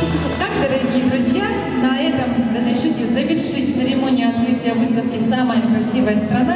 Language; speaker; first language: Russian; native; Russian